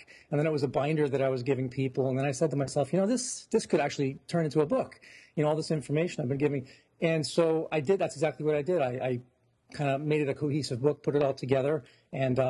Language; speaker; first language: English; native; English